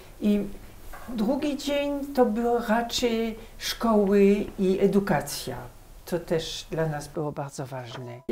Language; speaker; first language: Polish; early bilingual, heritage; Polish